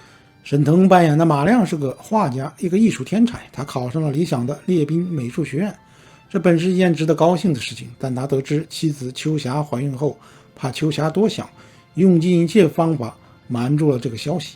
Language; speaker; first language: Chinese; native; Chinese